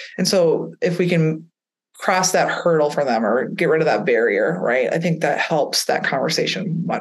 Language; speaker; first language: English; native; English